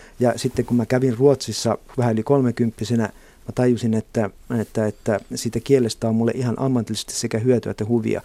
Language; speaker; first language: Finnish; native; Finnish